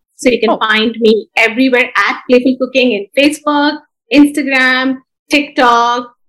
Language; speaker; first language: English; non-native, local second language; Bangla